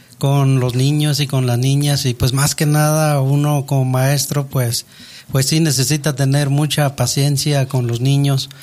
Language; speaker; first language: Spanish; non-native, local second language; Nahuatl languages